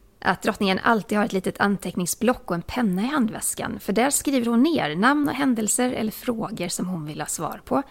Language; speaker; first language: Swedish; native; Swedish